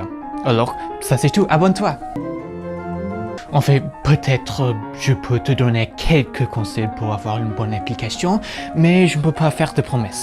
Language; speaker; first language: French; non-native, fluent; English